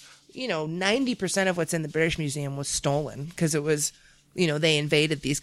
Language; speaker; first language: English; native; English